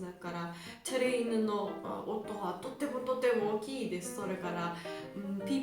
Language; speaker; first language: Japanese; non-native, learner; Georgian